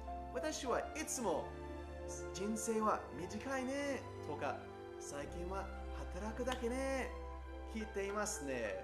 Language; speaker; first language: Japanese; non-native, fluent; English